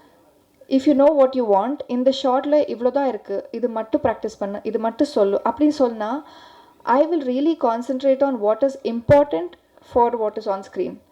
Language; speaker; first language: Tamil; non-native, learner; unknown